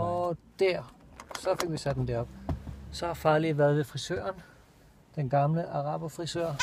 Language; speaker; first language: Danish; native; Danish